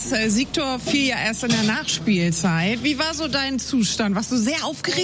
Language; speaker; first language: German; native; German